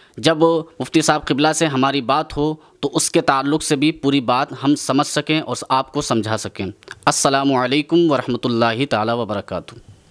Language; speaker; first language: Hindi; native; Hindi